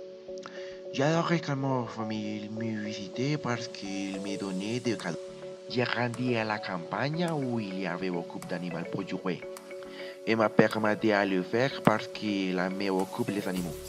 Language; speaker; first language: French; non-native, learner; Spanish